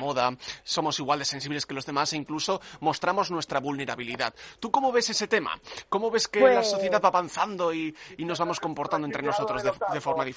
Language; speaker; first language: Spanish; native; Spanish